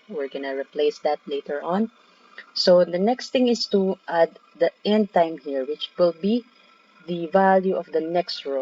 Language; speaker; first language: English; non-native, local second language; Filipino